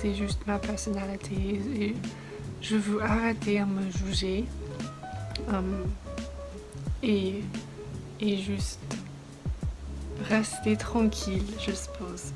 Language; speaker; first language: French; non-native, fluent; English